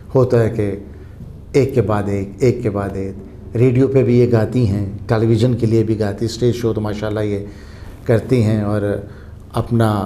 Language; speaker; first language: Hindi; native; Hindi